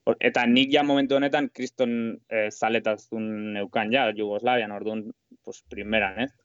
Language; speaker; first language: Basque; non-native, local second language; Spanish